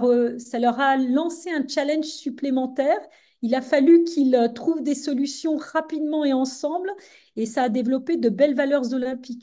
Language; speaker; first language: French; native; French